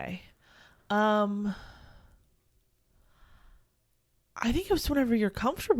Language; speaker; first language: English; native; English